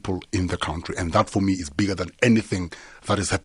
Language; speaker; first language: English; non-native, local second language; Tsonga